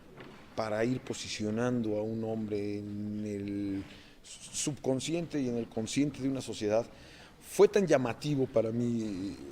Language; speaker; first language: Spanish; native; Spanish